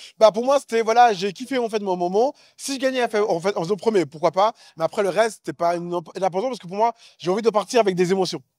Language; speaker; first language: French; native; French